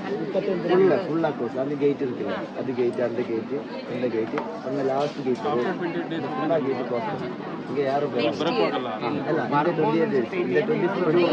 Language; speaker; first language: Tamil; non-native, learner; Malayalam